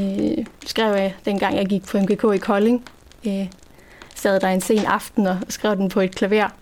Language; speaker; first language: Danish; native; Danish